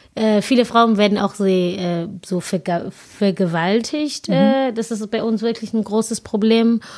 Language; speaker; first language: German; non-native, fluent; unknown